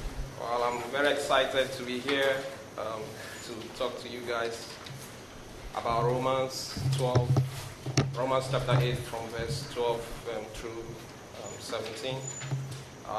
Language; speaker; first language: English; non-native, local second language; Igbo